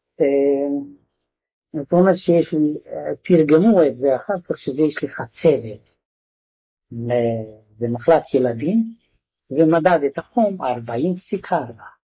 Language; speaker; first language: Hebrew; non-native, fluent; Hungarian